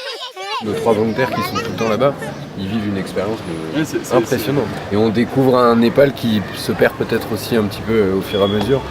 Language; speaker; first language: French; native; French